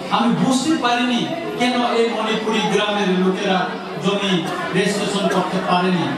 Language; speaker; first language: Bangla; non-native, local second language; Kok Borok